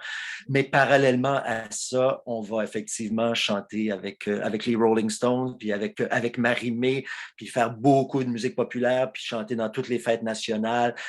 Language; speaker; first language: French; native; French